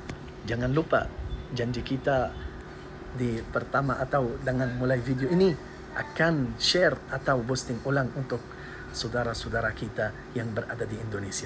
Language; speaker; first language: Indonesian; non-native, learner; Arabic